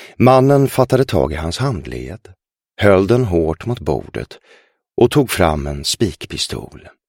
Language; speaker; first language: Swedish; native; Swedish